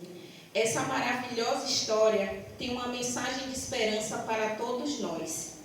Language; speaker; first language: Portuguese; native; Portuguese